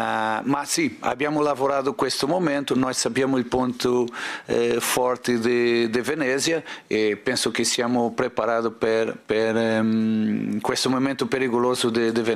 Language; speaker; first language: Italian; non-native, fluent; Portuguese